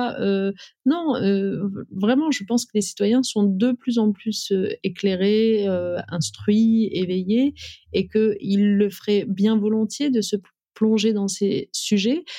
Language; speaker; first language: French; early bilingual, other home language; Riffian